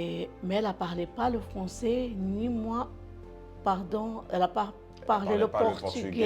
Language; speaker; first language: French; non-native, learner; Portuguese